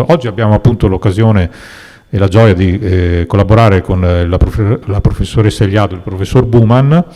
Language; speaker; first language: Italian; native; Italian